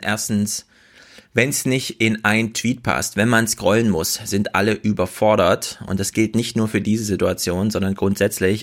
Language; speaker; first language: German; native; German